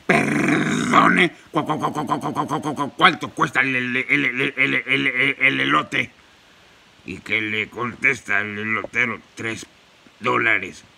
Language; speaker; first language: Spanish; native; Spanish